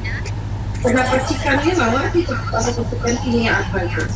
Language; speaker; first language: Indonesian; native; Indonesian